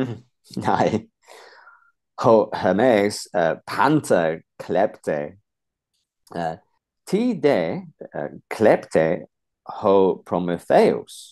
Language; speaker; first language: Greek; non-native, fluent; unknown